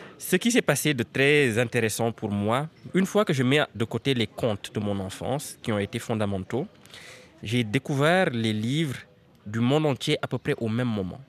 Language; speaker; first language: French; non-native, local second language; Serer